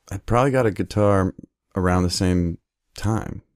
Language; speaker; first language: English; native; English